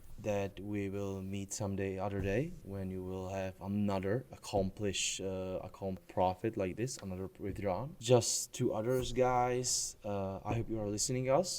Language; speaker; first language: English; non-native, fluent; Czech